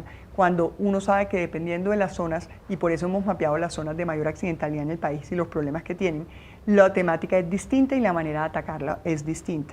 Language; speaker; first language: Spanish; native; Spanish